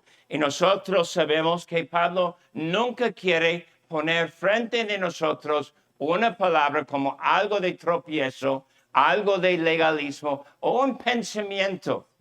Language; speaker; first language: Spanish; non-native, fluent; English